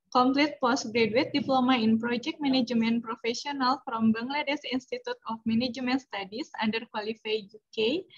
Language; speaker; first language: English; non-native, fluent; Indonesian